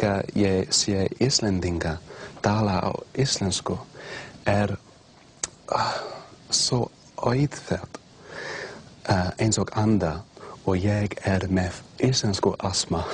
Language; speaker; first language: Icelandic; non-native, learner; English